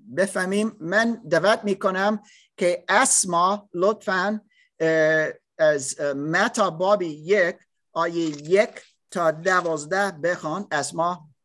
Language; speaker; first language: Persian; non-native, learner; English